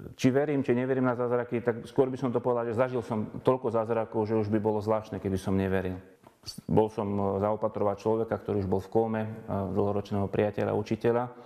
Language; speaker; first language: Slovak; native; Slovak